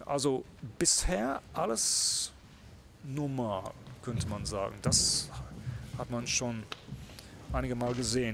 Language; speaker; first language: German; non-native, fluent; English